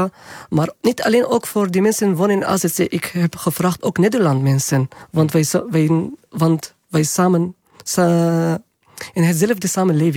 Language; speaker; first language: Dutch; non-native, learner; Arabic